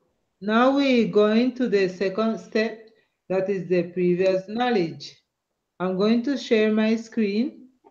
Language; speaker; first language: English; non-native, learner; Spanish